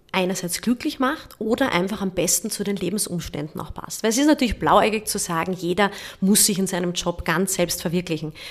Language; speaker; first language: German; native; German